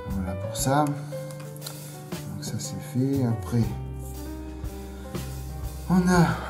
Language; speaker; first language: French; native; French